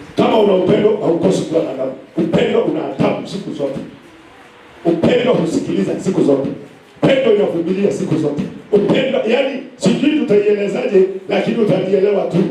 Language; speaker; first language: Swahili; non-native, local second language; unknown